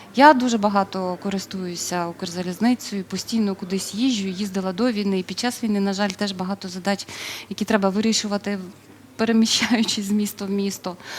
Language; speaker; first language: Ukrainian; non-native, local second language; Russian